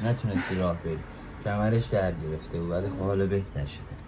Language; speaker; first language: Persian; native; Persian